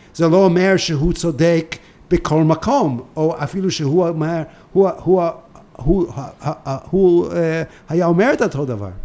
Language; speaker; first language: Hebrew; non-native, fluent; English